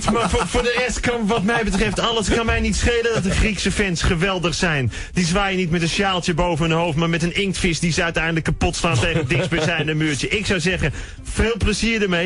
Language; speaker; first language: Dutch; native; Dutch